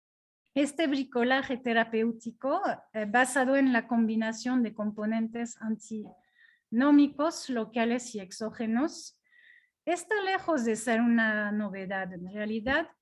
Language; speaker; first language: Spanish; non-native, fluent; French